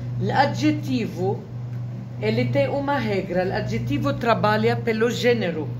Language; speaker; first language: Portuguese; non-native, fluent; Arabic